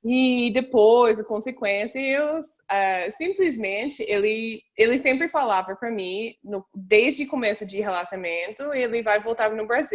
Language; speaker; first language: Portuguese; non-native, fluent; English